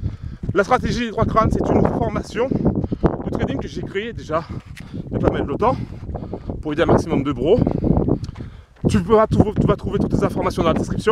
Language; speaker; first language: French; native; French